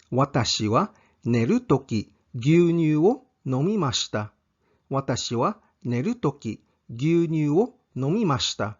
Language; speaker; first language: Japanese; non-native, fluent; English